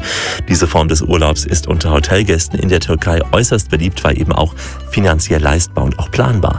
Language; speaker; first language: German; native; German